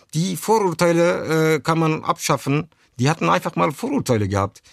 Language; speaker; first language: German; early bilingual, other home language; Turkish